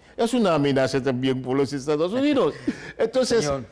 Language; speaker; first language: Spanish; non-native, fluent; Haitian Creole